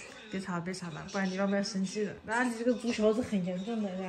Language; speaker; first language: Chinese; native; Chinese